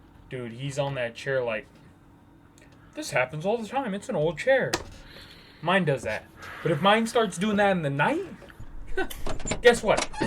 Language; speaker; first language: English; native; English